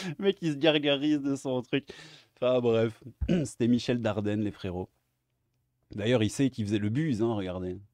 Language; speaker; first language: French; native; French